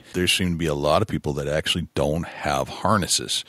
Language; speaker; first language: English; native; English